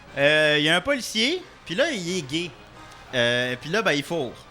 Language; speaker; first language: French; native; French